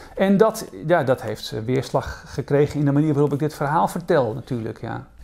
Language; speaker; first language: Dutch; native; Dutch